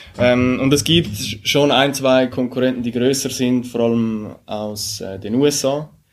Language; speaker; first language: German; native; German